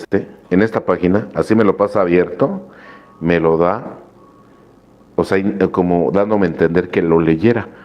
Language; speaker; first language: Spanish; native; Spanish